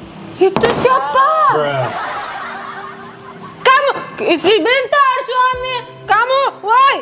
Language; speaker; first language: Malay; non-native, learner; Russian